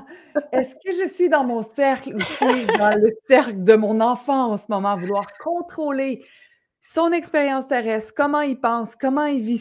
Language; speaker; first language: French; native; French